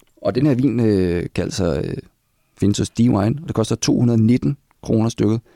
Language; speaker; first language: Danish; native; Danish